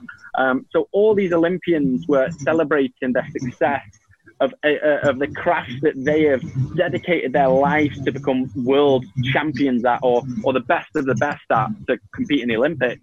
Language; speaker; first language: English; native; English